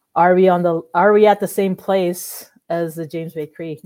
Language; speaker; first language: English; native; English